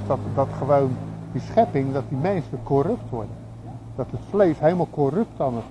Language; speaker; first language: Dutch; native; Dutch